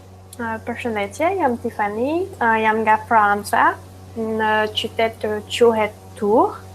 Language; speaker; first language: Albanian; non-native, learner; French